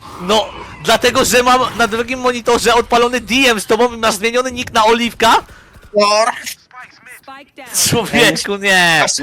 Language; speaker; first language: Polish; native; Polish